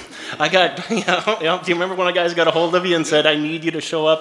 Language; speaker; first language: English; native; English